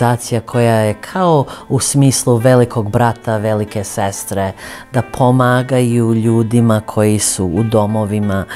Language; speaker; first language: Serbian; early bilingual, other home language; Croatian